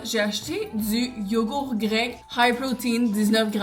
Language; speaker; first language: French; native; French